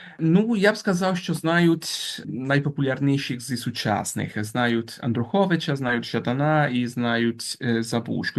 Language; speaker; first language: Ukrainian; non-native, fluent; Italian